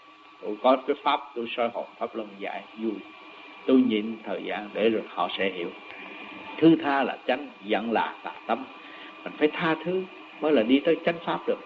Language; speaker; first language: Vietnamese; native; Vietnamese